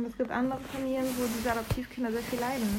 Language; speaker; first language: German; native; German